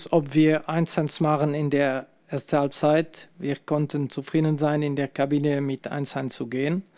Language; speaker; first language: German; non-native, fluent; French